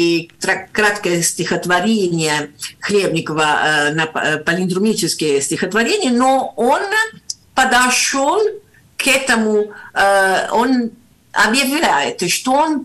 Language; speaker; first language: Russian; non-native, fluent; Italian